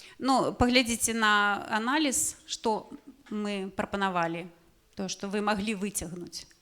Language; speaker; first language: Belarusian; non-native, local second language; Russian